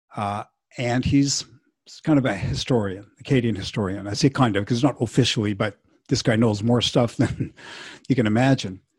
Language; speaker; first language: English; non-native, fluent; French